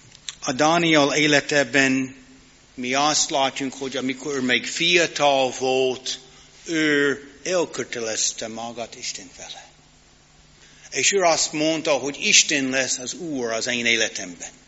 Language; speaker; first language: Hungarian; non-native, learner; English